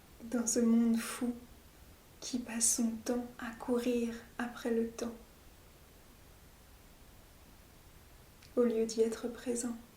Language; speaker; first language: French; native; French